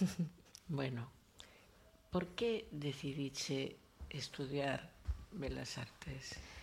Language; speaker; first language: Galician; non-native, local second language; Spanish